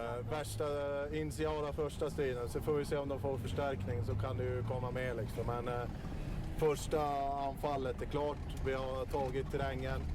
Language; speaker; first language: Swedish; native; Swedish